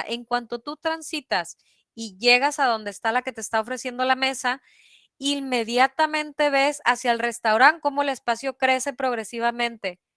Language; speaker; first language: Spanish; native; Spanish